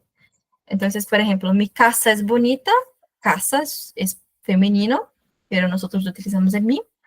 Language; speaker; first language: Spanish; non-native, fluent; Portuguese